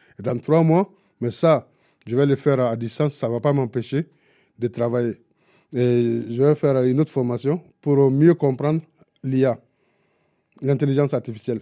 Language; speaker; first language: French; non-native, local second language; Bambara